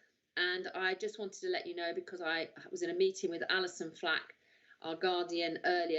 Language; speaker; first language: English; native; English